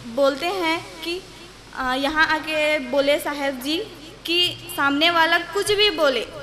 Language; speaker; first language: Hindi; native; Hindi